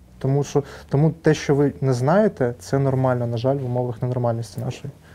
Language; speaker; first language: Ukrainian; non-native, local second language; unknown